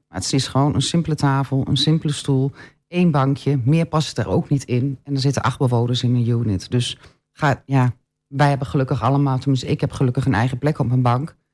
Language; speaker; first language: Dutch; native; Dutch